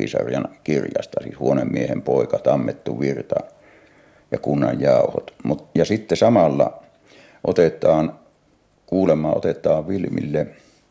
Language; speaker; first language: Finnish; native; Finnish